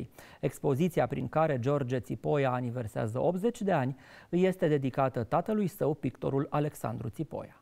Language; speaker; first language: Romanian; native; Romanian